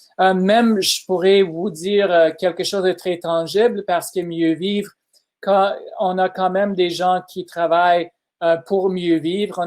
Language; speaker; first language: French; non-native, fluent; English